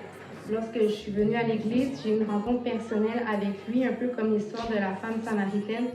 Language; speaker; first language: French; native; French